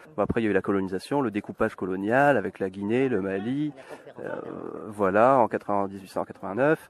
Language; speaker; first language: French; native; French